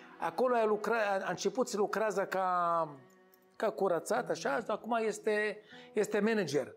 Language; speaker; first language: Romanian; non-native, learner; Hebrew